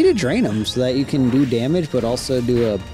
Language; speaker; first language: English; native; English